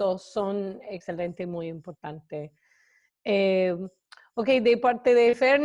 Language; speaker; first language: Spanish; non-native, fluent; English